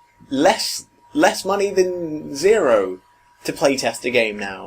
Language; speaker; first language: English; native; English